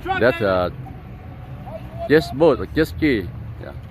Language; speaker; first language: English; non-native, fluent; Lao